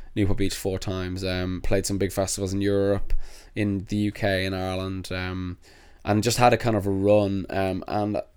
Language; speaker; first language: English; native; English